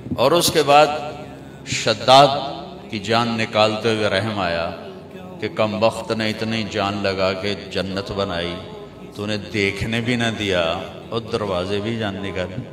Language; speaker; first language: Urdu; non-native, local second language; Punjabi